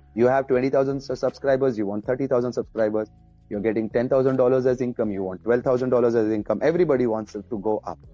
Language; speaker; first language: English; early bilingual, other home language; Arabic